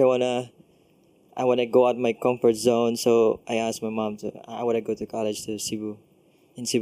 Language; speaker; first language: English; non-native, local second language; Cebuano